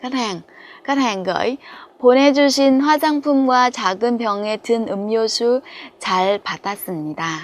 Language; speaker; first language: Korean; non-native, fluent; Vietnamese